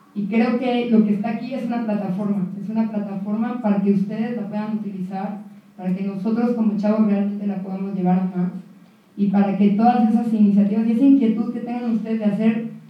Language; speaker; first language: Spanish; native; Spanish